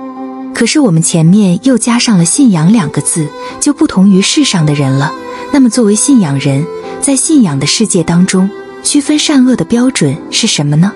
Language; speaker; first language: Chinese; native; Chinese